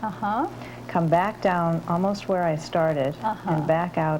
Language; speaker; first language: English; native; English